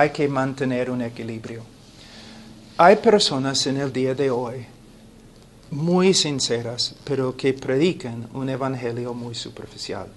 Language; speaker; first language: Spanish; non-native, fluent; English